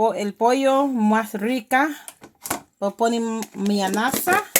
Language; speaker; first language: Spanish; non-native, learner; English